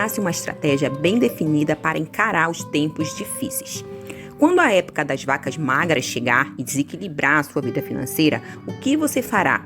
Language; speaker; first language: Portuguese; native; Portuguese